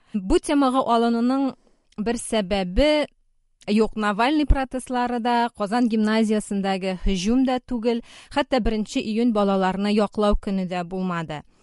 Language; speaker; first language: Tatar; native; Tatar